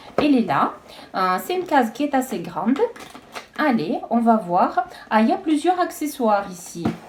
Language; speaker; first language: French; non-native, fluent; Russian